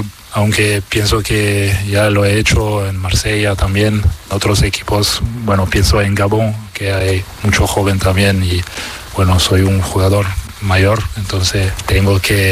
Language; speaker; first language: Spanish; non-native, local second language; French